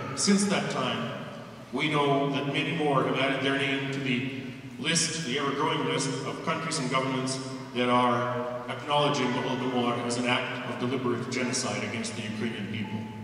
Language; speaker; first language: English; early bilingual, other home language; Ukrainian